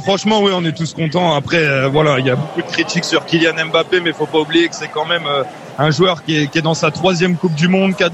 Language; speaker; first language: French; native; French